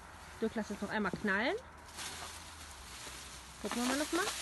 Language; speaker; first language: German; native; German